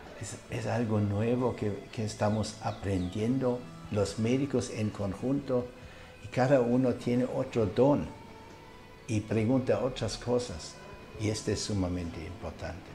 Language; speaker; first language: Spanish; non-native, fluent; German